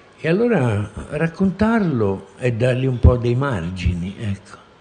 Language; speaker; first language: Italian; native; Italian